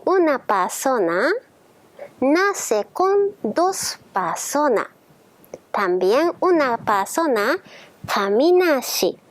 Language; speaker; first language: Spanish; non-native, learner; Japanese